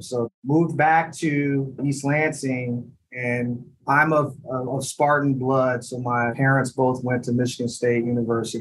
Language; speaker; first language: English; native; English